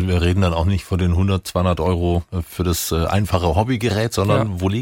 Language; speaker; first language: German; native; German